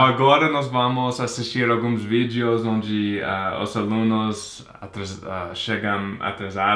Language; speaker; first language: Portuguese; non-native, fluent; English